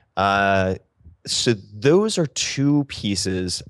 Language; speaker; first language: English; native; English